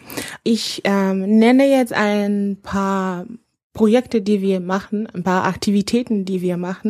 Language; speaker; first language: German; non-native, fluent; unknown